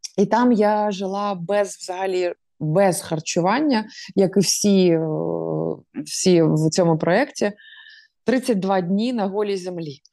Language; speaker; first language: Ukrainian; non-native, local second language; Russian